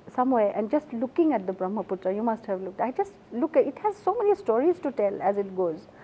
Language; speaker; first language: English; non-native, local second language; Assamese